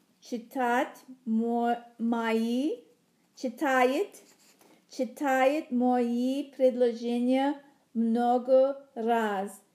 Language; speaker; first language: Russian; non-native, learner; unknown